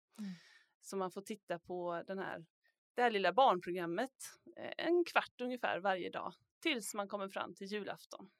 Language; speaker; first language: Swedish; native; Swedish